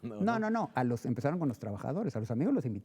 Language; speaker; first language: Spanish; native; Spanish